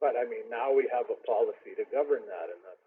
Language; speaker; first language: English; native; English